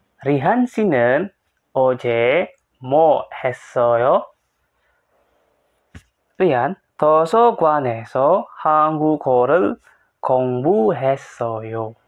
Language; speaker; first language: Korean; non-native, fluent; Indonesian